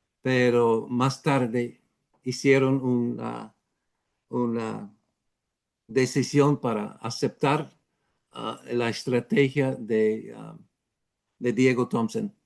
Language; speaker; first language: Spanish; non-native, fluent; English